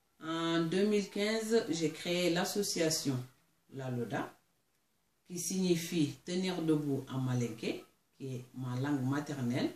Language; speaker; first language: French; non-native, local second language; Mandingo